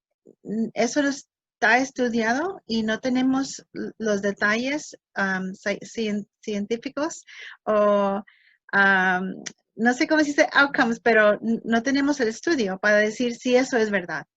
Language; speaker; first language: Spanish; early bilingual, heritage; English